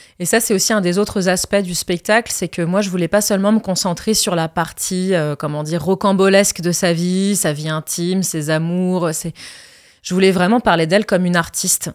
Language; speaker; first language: French; early bilingual, other home language; Arabic